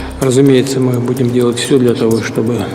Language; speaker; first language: Russian; native; Russian